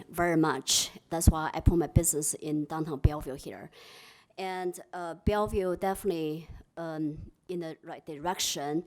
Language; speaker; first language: English; non-native, fluent; Chinese